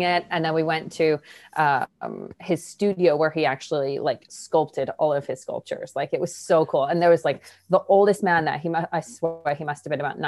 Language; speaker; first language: English; native; English